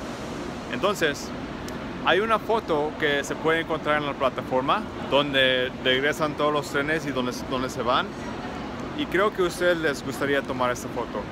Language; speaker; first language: Spanish; early bilingual, heritage; Spanish